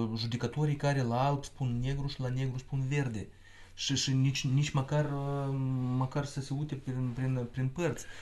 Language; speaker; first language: Romanian; non-native, local second language; Russian